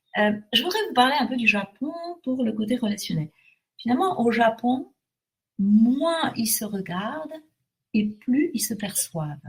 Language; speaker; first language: French; native; French